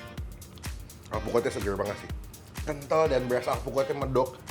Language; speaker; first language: Indonesian; native; Indonesian